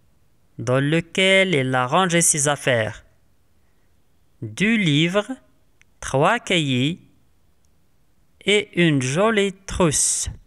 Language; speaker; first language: French; non-native, local second language; Arabic